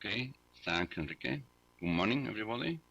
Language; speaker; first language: English; non-native, learner; Spanish